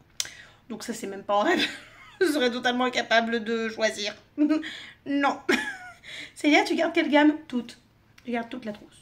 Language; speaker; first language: French; native; French